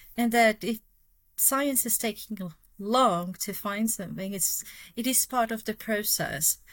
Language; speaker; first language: English; non-native, fluent; Portuguese